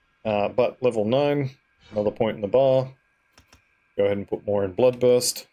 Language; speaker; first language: English; native; English